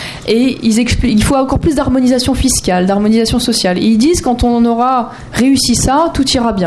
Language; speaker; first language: French; native; French